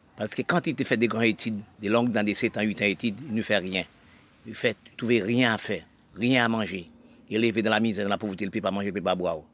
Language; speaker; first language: French; non-native, local second language; Haitian Creole